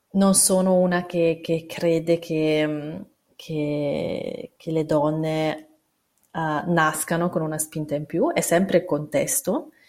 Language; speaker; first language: Italian; early bilingual, other home language; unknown